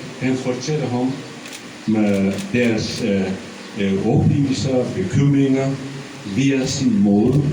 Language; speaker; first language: Danish; non-native, fluent; Turkish